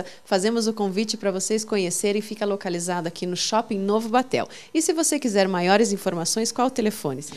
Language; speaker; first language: Portuguese; native; Portuguese